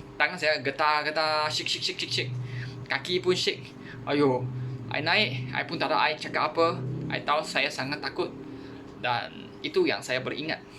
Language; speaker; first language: Malay; non-native, local second language; Chinese